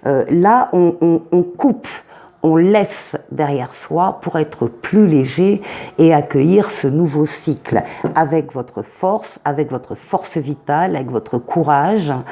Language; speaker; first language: French; native; French